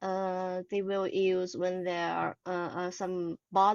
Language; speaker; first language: English; non-native, learner; Chinese